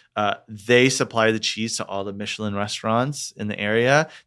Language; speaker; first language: English; native; English